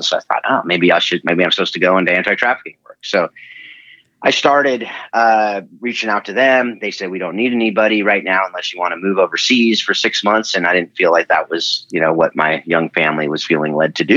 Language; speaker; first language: English; native; English